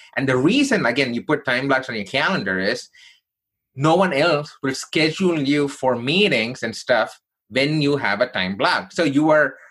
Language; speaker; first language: English; non-native, local second language; Tamil